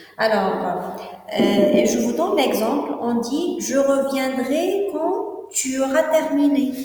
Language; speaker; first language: French; non-native, local second language; Arabic